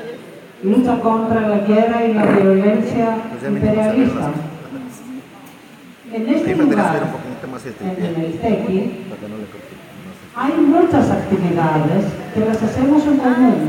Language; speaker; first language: Spanish; non-native, fluent; Greek